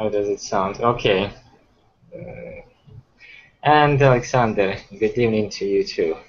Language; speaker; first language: English; non-native, fluent; Ukrainian